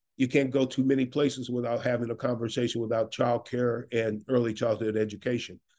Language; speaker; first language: English; native; English